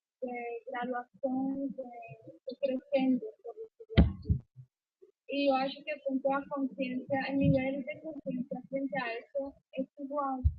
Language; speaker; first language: Portuguese; non-native, fluent; Spanish